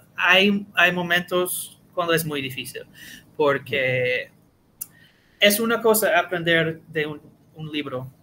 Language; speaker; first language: Spanish; non-native, learner; English